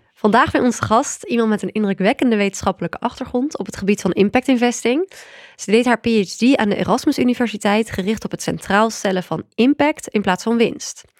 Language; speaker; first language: Dutch; native; Dutch